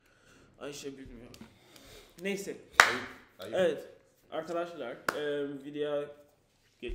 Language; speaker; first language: Turkish; non-native, learner; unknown